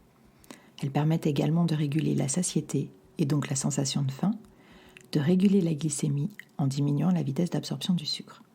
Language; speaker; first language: French; native; French